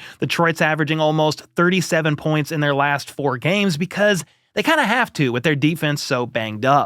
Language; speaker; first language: English; native; English